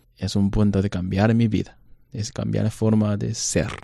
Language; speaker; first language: Spanish; non-native, learner; Chinese